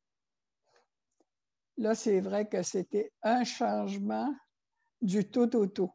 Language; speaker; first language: French; non-native, local second language; Innu-aimun